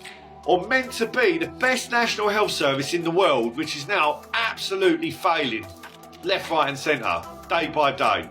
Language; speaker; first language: English; native; English